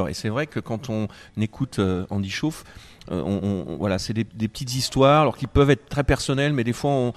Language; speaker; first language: French; native; French